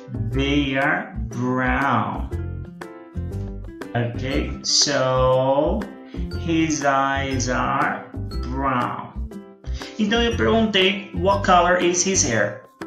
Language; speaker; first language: English; non-native, fluent; Portuguese